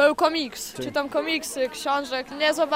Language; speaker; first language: Polish; native; Polish